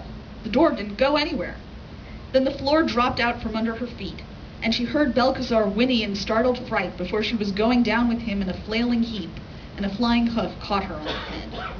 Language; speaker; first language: English; native; English